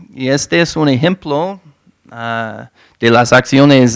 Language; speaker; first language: Spanish; non-native, fluent; English